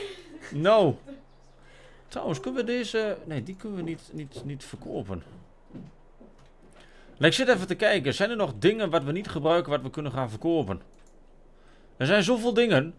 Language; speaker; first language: Dutch; native; Dutch